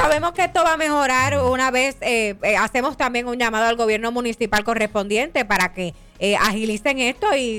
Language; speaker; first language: Spanish; native; Spanish